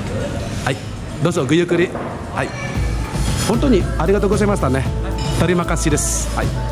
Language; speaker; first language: Japanese; non-native, fluent; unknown